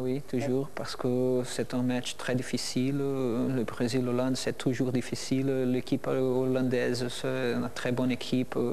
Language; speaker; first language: French; non-native, learner; Portuguese